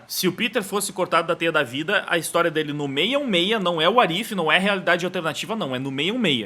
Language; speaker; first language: Portuguese; native; Portuguese